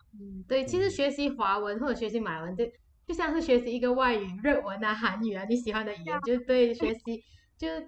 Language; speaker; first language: Chinese; native; Chinese